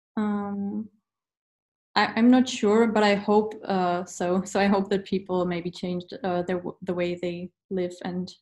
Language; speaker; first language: English; non-native, fluent; German